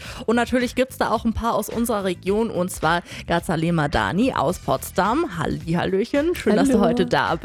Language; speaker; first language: German; native; German